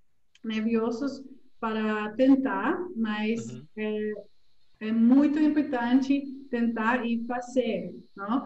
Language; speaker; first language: Portuguese; non-native, learner; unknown